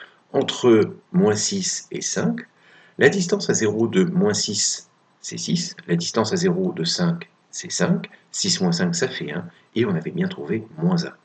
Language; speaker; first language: French; native; French